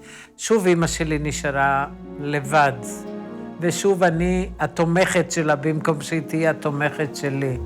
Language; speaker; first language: Hebrew; early bilingual, other home language; Romany